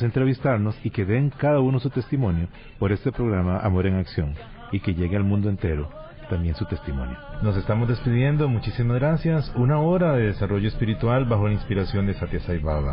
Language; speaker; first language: Spanish; native; Spanish